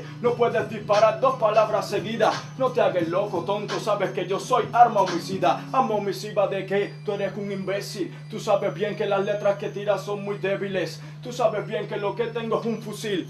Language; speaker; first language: Spanish; native; Spanish